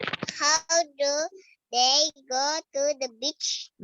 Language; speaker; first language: English; non-native, learner; Indonesian